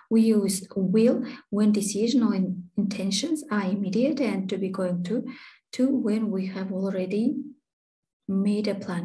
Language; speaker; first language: English; non-native, fluent; Kazakh